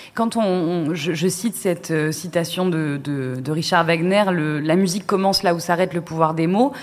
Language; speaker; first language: French; non-native, fluent; Spanish